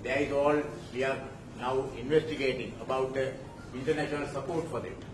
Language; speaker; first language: English; non-native, local second language; Sinhala